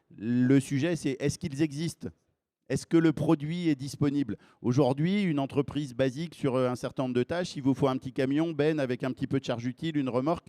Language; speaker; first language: French; native; French